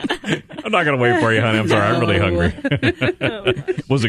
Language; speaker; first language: English; native; English